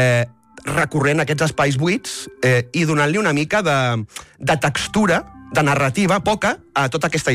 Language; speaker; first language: Catalan; native; Catalan